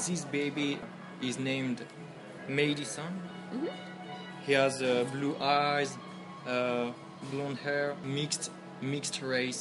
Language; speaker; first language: English; non-native, learner; French